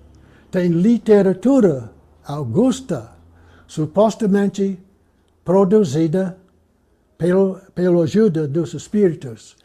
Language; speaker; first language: Portuguese; non-native, fluent; English